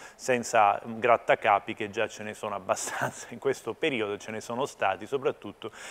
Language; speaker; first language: Italian; native; Italian